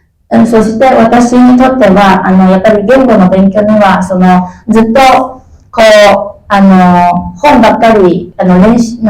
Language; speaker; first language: Japanese; non-native, fluent; Chinese